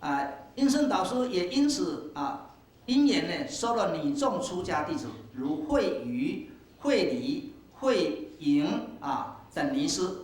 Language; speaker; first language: Chinese; native; Chinese